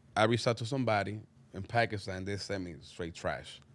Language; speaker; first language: English; non-native, fluent; Spanish